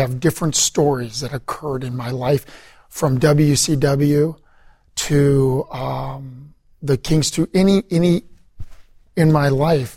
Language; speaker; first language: English; native; English